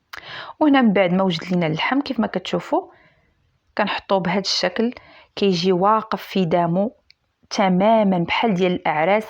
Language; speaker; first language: Arabic; native; Arabic